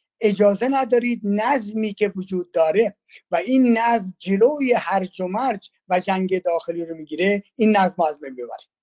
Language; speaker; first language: Persian; native; Persian